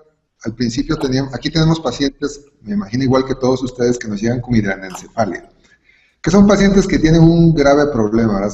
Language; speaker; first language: Spanish; native; Spanish